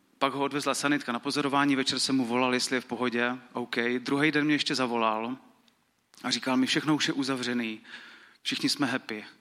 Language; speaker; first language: Czech; native; Czech